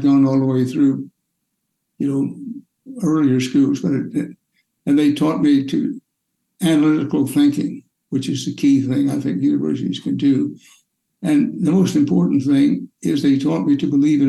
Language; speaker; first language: English; native; English